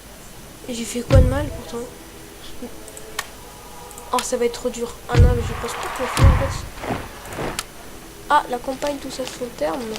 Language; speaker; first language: French; native; French